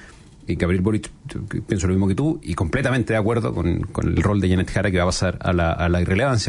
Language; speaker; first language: Spanish; native; Spanish